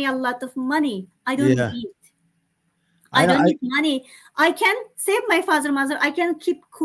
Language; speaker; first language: English; non-native, learner; Chinese